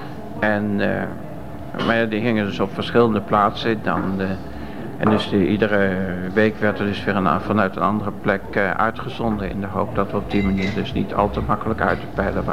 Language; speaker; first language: Dutch; native; Dutch